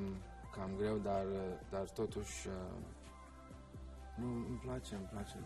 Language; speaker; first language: Romanian; early bilingual, heritage; Romanian